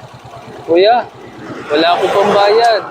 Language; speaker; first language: Filipino; non-native, learner; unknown